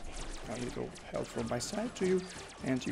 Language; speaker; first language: English; non-native, learner; Russian